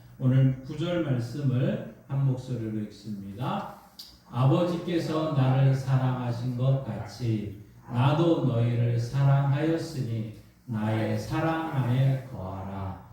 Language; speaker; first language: Korean; native; Korean